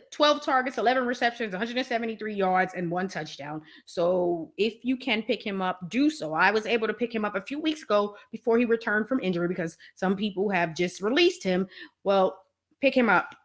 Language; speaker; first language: English; native; English